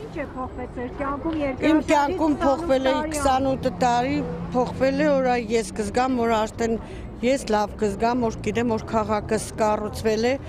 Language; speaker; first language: Armenian; native; Armenian